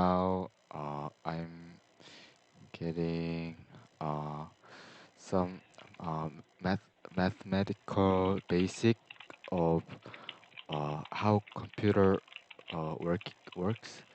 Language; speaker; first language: English; non-native, learner; Korean